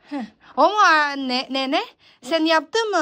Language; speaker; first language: Turkish; non-native, learner; Filipino